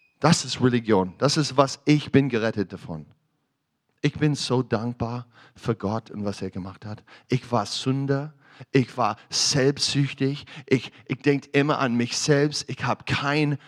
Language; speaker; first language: German; non-native, fluent; English